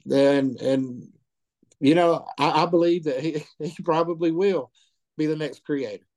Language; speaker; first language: English; native; English